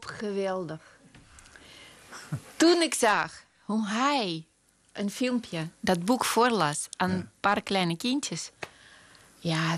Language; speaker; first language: Dutch; non-native, fluent; Russian